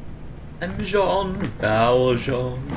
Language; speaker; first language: English; native; English